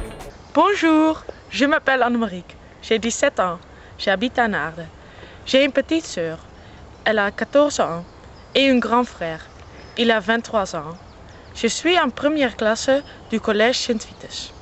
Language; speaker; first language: French; non-native, learner; Dutch